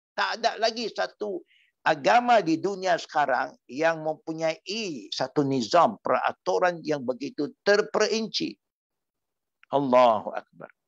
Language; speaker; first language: Malay; non-native, local second language; Chinese